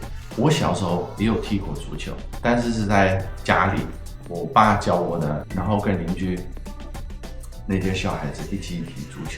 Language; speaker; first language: Chinese; non-native, fluent; Dutch